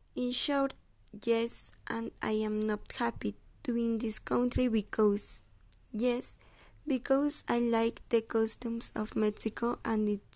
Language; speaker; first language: English; non-native, learner; Spanish